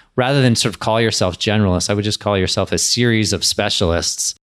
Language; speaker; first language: English; native; English